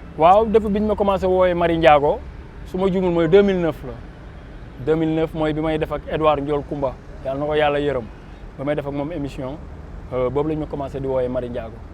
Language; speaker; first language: Wolof; non-native, local second language; Fula